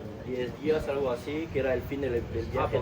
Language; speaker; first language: Spanish; non-native, fluent; French